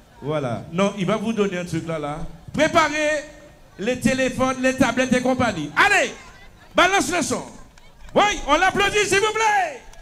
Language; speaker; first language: French; native; French